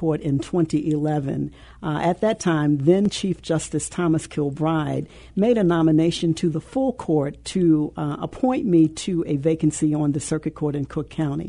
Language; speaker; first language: English; native; English